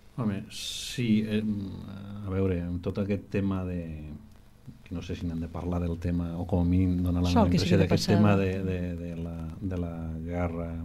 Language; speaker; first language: Catalan; non-native, local second language; Spanish